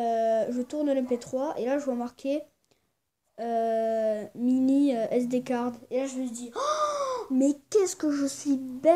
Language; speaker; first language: French; native; French